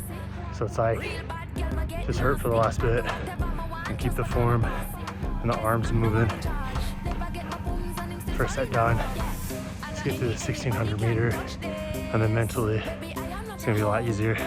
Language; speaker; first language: English; native; English